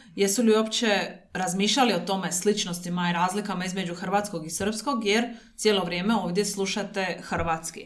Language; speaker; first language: Croatian; native; Croatian